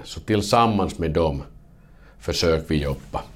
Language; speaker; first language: Swedish; non-native, local second language; Finnish